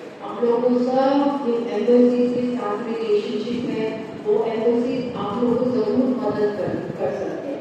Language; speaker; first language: Hindi; non-native, local second language; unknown